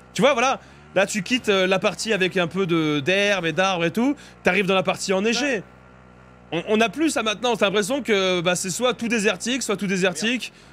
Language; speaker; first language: French; native; French